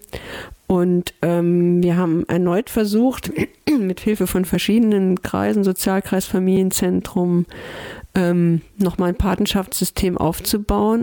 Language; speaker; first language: German; native; German